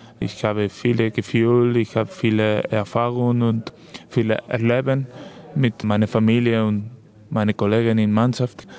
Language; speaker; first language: German; non-native, learner; Spanish